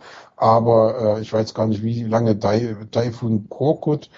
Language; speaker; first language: German; native; German